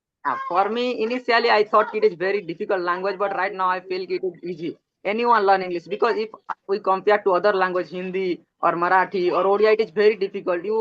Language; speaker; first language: English; non-native, learner; Odia